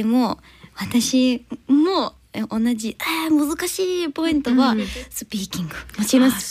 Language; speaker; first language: Japanese; non-native, learner; English